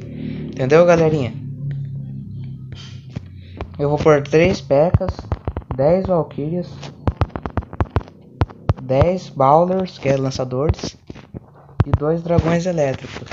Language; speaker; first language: Portuguese; native; Portuguese